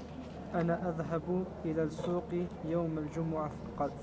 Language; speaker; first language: Arabic; non-native, learner; French